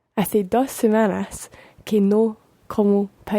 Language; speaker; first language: Spanish; non-native, learner; English